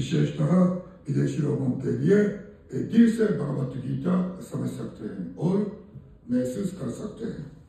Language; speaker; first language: Hindi; non-native, fluent; Japanese